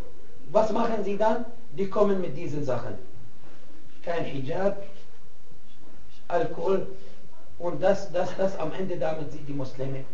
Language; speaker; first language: German; non-native, fluent; Arabic